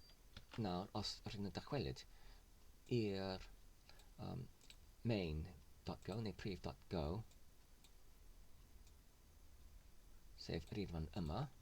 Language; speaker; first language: Welsh; non-native, learner; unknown